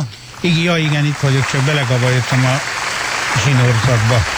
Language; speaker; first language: Hungarian; native; Hungarian